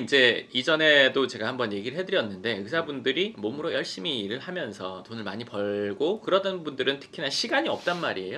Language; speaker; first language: Korean; native; Korean